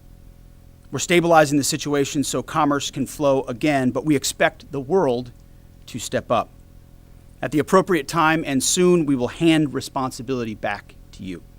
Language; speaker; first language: English; native; English